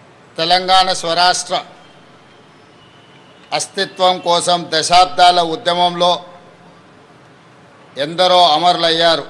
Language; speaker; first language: Telugu; native; Telugu